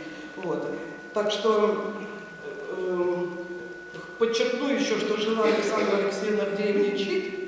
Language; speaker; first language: Russian; native; Russian